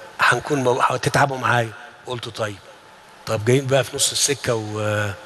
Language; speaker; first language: Arabic; native; Arabic